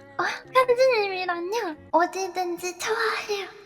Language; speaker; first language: Korean; non-native, learner; Japanese